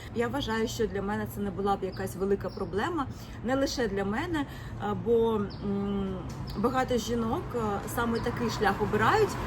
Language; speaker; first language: Ukrainian; native; Ukrainian